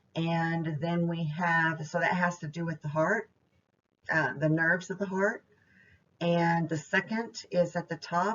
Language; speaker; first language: English; native; English